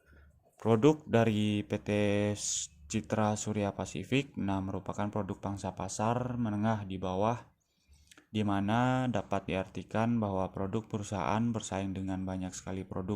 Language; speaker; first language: Indonesian; native; Indonesian